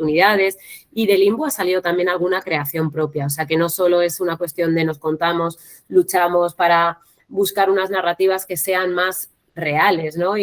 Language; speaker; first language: Spanish; native; Spanish